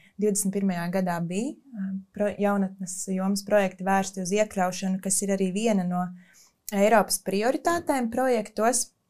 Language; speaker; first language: Latvian; native; Latvian